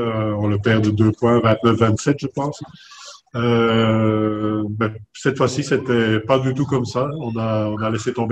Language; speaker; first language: French; native; French